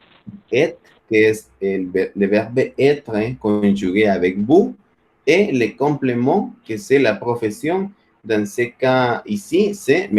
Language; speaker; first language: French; non-native, fluent; Spanish